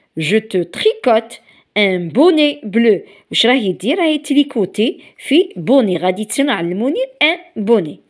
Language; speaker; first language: French; non-native, local second language; Arabic